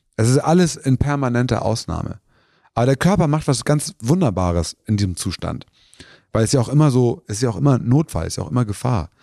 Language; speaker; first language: German; early bilingual, other home language; Turkish